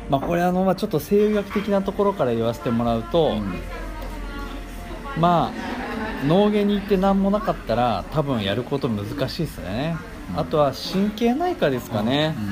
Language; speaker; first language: Japanese; native; Japanese